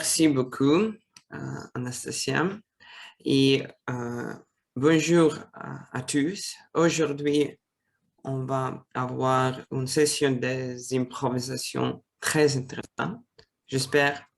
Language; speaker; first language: French; non-native, fluent; Russian